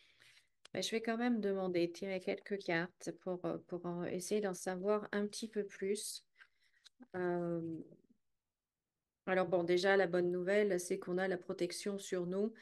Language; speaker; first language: French; native; French